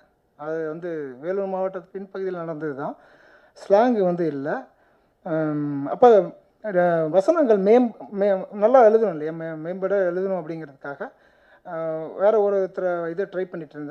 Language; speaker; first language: Tamil; native; Tamil